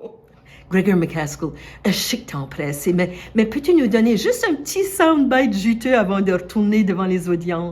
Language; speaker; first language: French; native; French